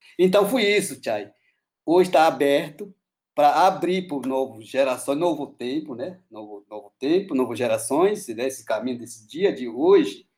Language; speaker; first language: Portuguese; non-native, local second language; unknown